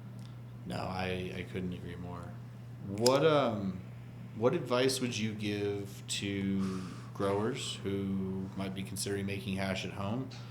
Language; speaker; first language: English; native; English